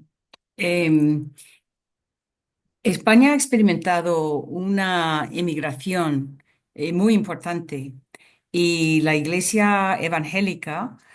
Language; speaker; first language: Spanish; non-native, fluent; English